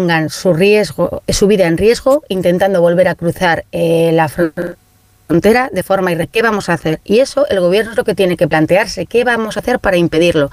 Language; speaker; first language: Spanish; native; Spanish